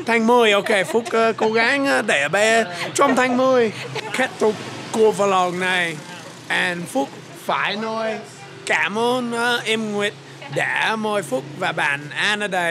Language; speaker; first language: Vietnamese; non-native, learner; English